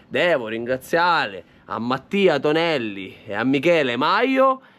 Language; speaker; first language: Italian; non-native, local second language; Sicilian